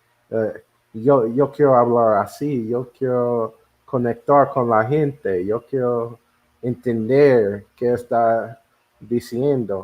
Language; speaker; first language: Spanish; non-native, learner; English